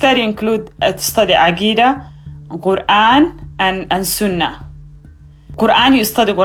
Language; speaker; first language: English; non-native, fluent; Arabic